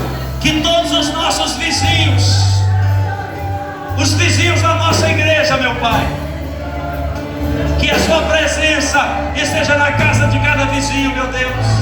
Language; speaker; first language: Portuguese; native; Portuguese